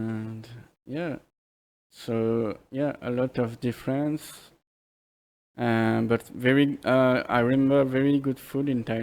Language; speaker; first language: English; non-native, fluent; French